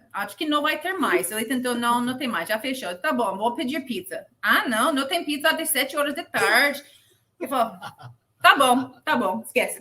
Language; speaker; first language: Portuguese; non-native, learner; English